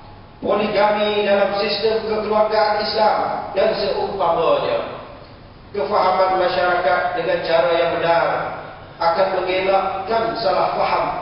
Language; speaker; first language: Malay; native; Malay